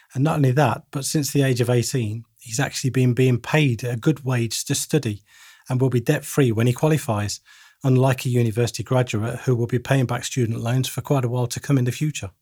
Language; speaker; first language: English; native; English